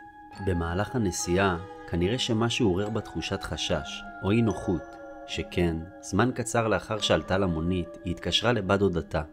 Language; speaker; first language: Hebrew; native; Hebrew